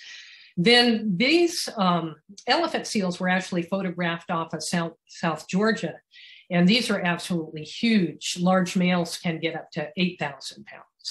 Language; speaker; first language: English; native; English